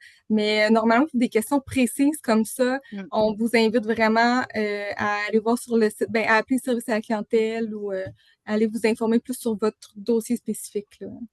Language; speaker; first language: French; native; French